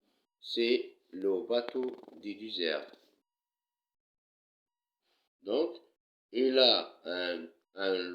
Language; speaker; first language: French; non-native, local second language; Arabic